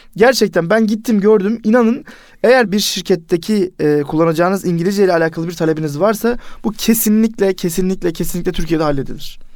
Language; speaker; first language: Turkish; native; Turkish